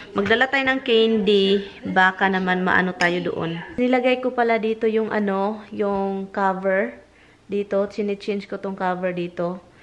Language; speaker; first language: Filipino; non-native, local second language; Cebuano